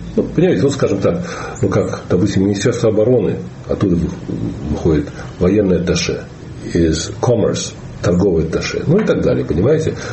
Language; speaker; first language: Russian; native; Russian